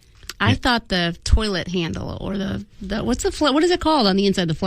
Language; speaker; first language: English; native; English